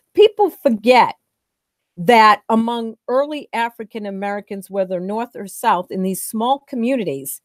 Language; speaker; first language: English; native; English